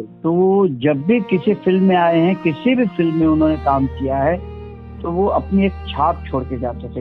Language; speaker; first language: Hindi; native; Hindi